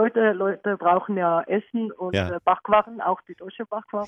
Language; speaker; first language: German; non-native, learner; Norwegian